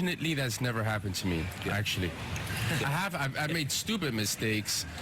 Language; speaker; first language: English; early bilingual, other home language; Spanish